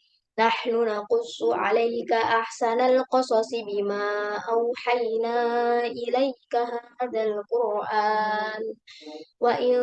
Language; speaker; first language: Arabic; non-native, learner; Indonesian